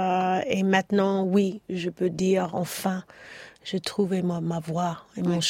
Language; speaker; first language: French; non-native, learner; English